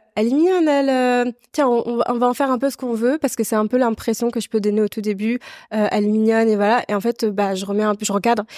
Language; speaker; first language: French; native; French